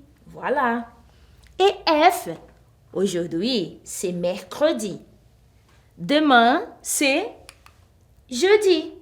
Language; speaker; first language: French; non-native, fluent; Portuguese